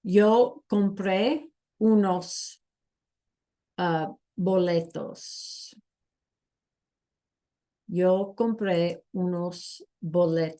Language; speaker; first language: Spanish; non-native, fluent; English